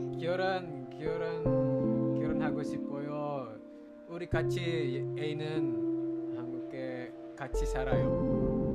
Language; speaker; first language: Korean; non-native, learner; Indonesian